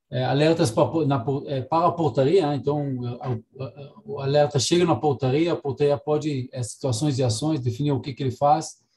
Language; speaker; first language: Portuguese; non-native, fluent; Hebrew